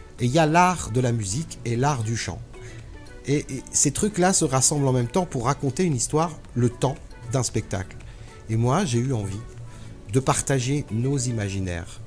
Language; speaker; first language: French; early bilingual, other home language; Arabic